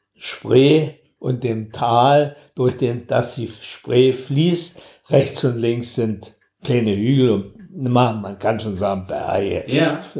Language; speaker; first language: German; native; German